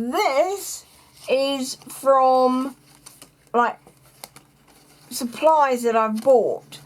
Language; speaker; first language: English; native; English